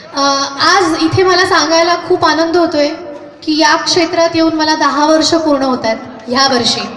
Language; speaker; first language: Marathi; non-native, local second language; Hindi